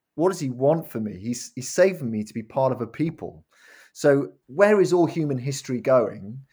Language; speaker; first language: English; native; English